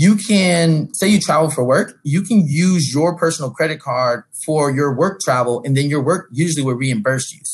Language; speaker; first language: English; native; English